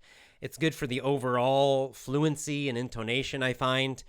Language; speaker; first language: English; native; English